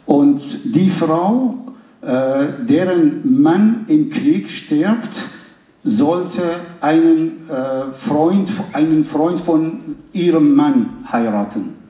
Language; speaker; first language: German; non-native, fluent; Arabic